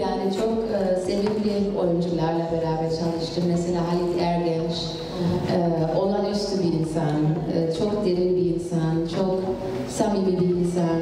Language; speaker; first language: Turkish; non-native, fluent; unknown